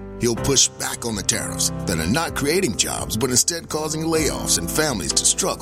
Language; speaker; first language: English; native; English